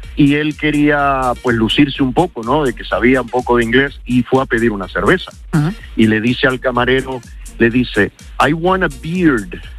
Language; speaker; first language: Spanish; early bilingual, heritage; Spanish